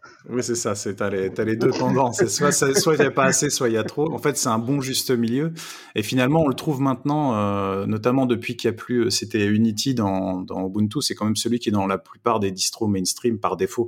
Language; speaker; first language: French; native; French